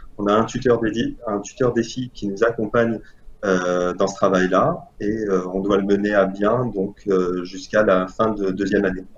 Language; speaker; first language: French; non-native, local second language; Arabic